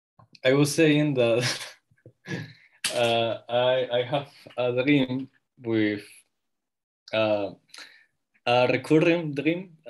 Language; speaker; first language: English; non-native, learner; Spanish